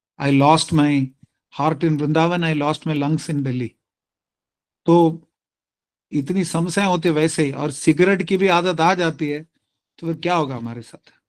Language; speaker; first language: Hindi; non-native, local second language; Tamil